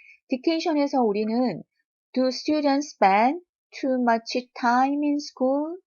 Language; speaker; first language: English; non-native, fluent; Korean